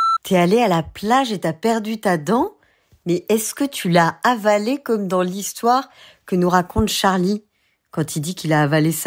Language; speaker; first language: French; native; French